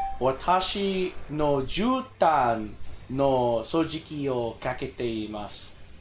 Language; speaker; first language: Japanese; non-native, learner; English